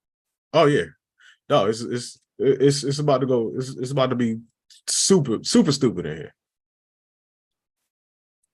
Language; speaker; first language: English; native; English